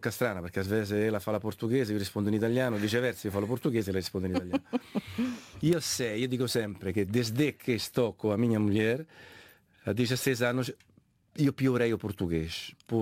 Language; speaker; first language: Portuguese; non-native, fluent; Italian